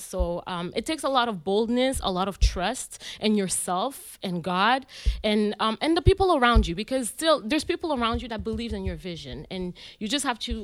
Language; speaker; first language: English; native; English